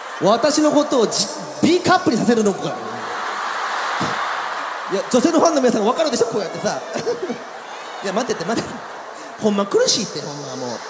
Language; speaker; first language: Japanese; native; Japanese